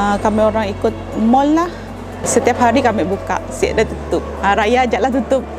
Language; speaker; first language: Malay; non-native, local second language; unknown